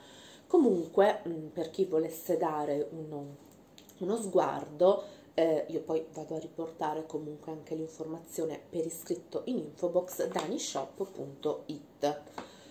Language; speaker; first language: Italian; native; Italian